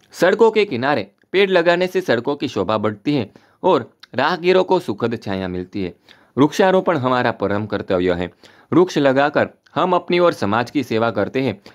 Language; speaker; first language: Hindi; non-native, local second language; Gujarati